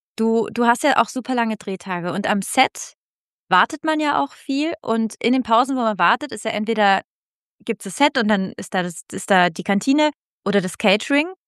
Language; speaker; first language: German; native; German